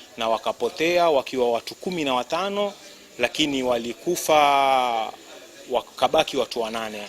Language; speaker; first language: Swahili; native; Swahili